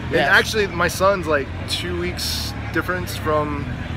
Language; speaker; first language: English; native; English